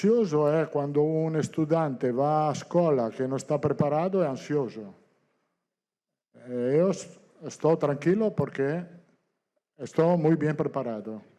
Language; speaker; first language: Portuguese; non-native, fluent; Italian